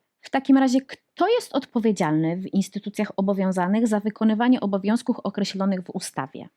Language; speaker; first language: Polish; native; Polish